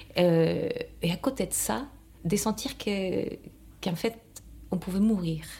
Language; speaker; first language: French; non-native, fluent; Spanish